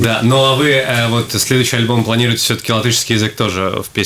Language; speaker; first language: Russian; native; Russian